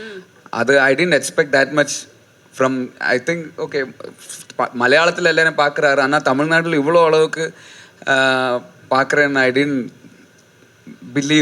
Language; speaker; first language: Tamil; non-native, learner; Malayalam